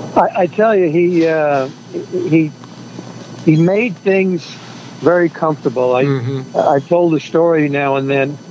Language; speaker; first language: English; native; English